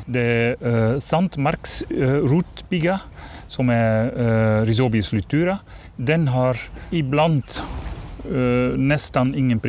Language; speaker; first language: Swedish; non-native, learner; Dutch